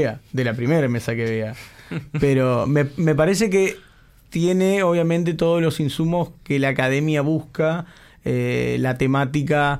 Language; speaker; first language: Spanish; native; Spanish